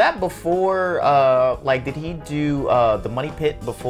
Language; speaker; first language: English; native; English